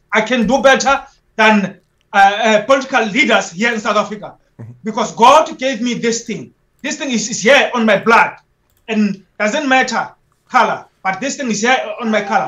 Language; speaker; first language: English; non-native, local second language; Xhosa